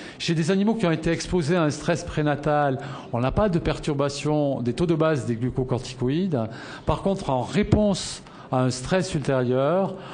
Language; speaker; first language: French; native; French